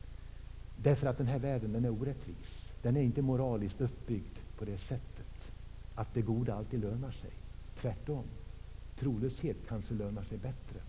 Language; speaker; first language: Swedish; native; Swedish